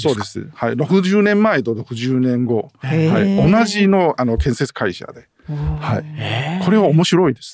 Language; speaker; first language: Japanese; non-native, learner; Chinese